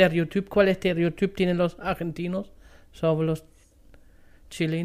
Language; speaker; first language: Spanish; non-native, fluent; German